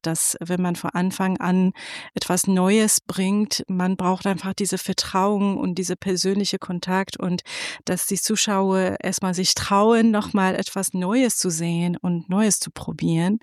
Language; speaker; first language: German; non-native, fluent; Persian